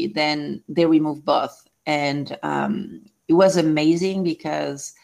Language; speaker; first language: English; non-native, fluent; French